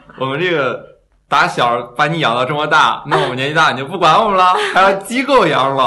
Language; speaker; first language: Chinese; native; Chinese